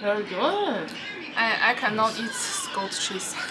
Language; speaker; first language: English; non-native, learner; Chinese